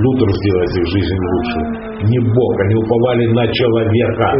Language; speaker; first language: Russian; native; Russian